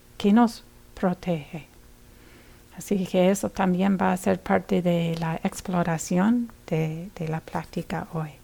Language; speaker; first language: Spanish; non-native, fluent; English